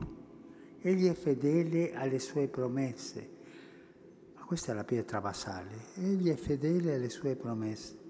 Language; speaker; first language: Italian; early bilingual, heritage; Spanish